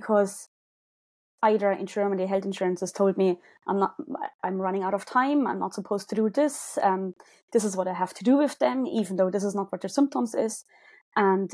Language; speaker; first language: English; non-native, fluent; German